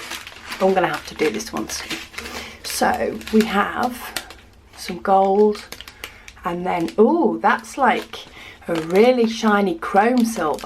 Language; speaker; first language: English; native; English